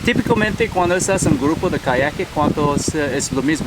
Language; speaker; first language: Spanish; non-native, learner; English